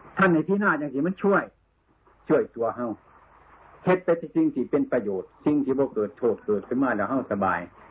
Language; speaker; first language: Thai; native; Thai